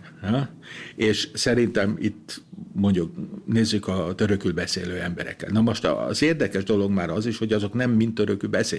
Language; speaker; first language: Hungarian; non-native, local second language; German